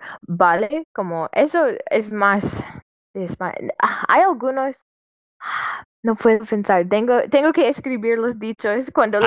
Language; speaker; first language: Spanish; non-native, fluent; English